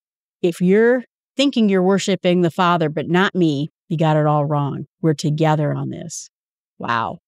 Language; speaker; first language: English; native; English